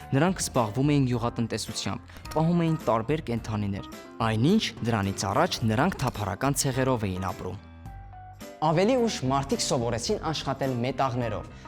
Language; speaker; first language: Armenian; early bilingual, heritage; Armenian